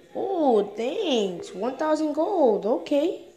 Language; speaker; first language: English; native; English